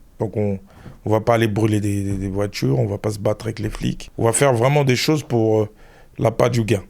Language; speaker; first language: French; early bilingual, other home language; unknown